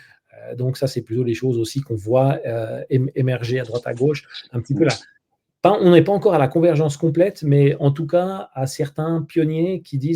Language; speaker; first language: French; native; French